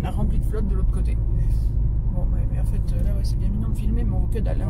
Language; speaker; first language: French; native; French